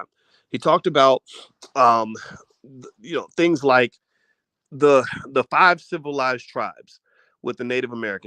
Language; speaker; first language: English; native; English